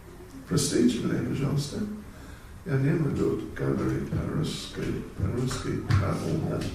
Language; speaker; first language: Russian; non-native, learner; English